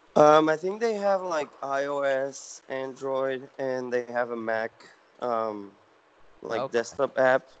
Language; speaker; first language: English; non-native, fluent; Spanish